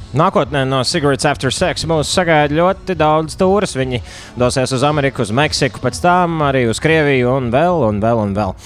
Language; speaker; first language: Latvian; native; Latvian